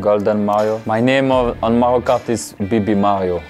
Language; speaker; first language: English; non-native, learner; French